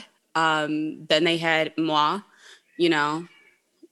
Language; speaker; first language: English; native; English